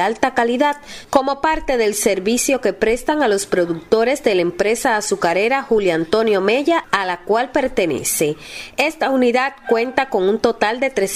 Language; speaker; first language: Spanish; native; Spanish